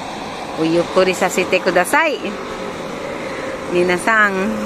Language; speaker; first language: Japanese; non-native, learner; Filipino